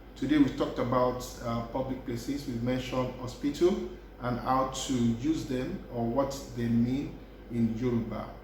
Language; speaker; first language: English; non-native, local second language; Yoruba